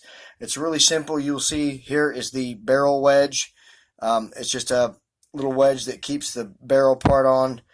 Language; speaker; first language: English; native; English